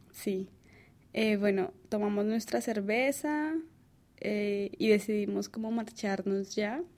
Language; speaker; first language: Spanish; native; Spanish